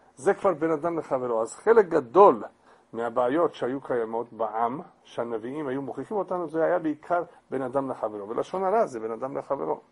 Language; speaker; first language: Hebrew; non-native, fluent; English